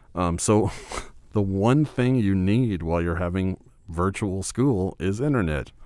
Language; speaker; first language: English; native; English